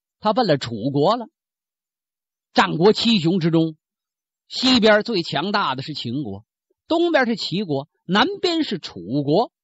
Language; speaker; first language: Chinese; native; Chinese